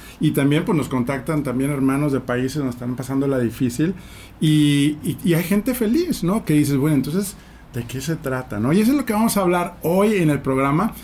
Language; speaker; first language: Spanish; native; Spanish